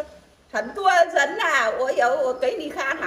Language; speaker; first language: Chinese; non-native, learner; Vietnamese